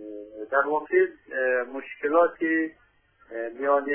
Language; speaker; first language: Persian; native; Persian